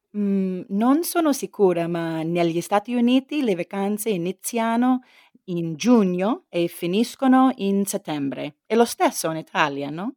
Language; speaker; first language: Italian; non-native, fluent; English